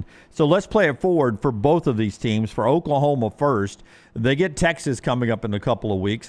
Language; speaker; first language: English; native; English